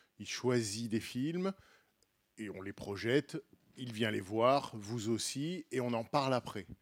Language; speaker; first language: French; native; French